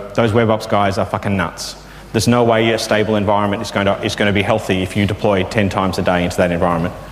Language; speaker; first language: English; native; English